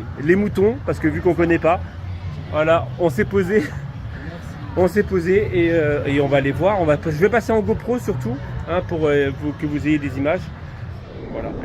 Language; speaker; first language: French; native; French